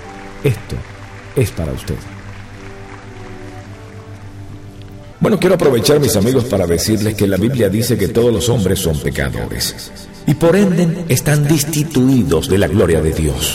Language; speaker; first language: Spanish; native; Spanish